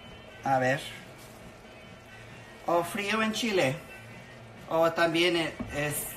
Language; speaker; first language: Spanish; non-native, learner; English